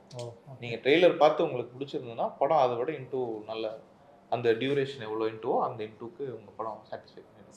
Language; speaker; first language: Tamil; native; Tamil